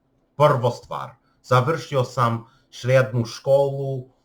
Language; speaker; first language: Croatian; non-native, learner; English